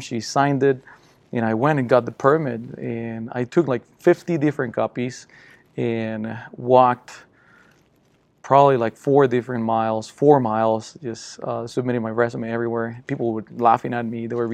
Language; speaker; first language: English; non-native, fluent; Spanish